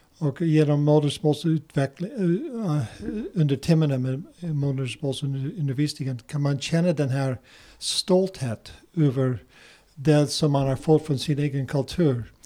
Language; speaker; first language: Swedish; non-native, fluent; English